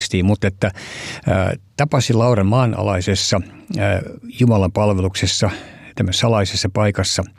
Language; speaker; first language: Finnish; early bilingual, heritage; Finnish